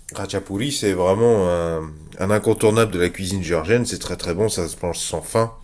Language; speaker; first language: French; native; French